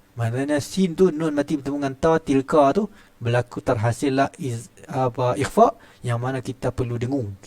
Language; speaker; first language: Malay; native; Malay